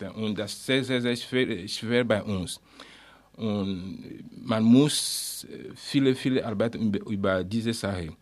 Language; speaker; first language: German; non-native, learner; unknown